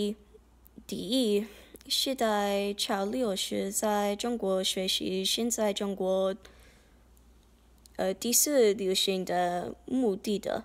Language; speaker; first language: Chinese; non-native, learner; English